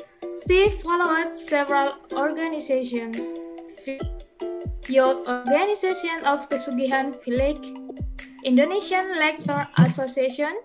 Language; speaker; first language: English; non-native, learner; Indonesian